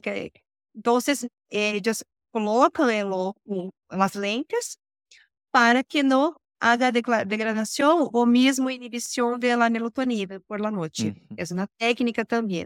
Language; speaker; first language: Spanish; non-native, learner; Portuguese